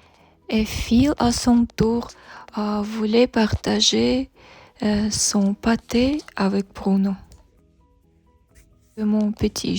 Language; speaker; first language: French; non-native, learner; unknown